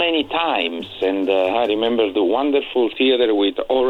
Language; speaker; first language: English; non-native, fluent; Italian